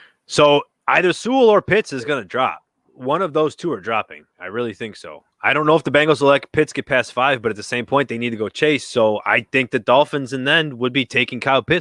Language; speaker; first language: English; native; English